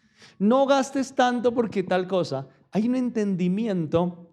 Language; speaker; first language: Spanish; native; Spanish